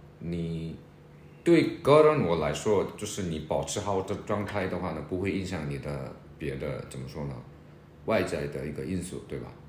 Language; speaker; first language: Chinese; non-native, fluent; Korean